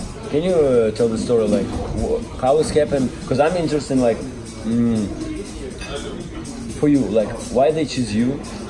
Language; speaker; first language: English; non-native, learner; Russian